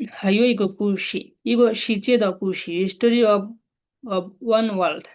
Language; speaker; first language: Chinese; non-native, fluent; Bangla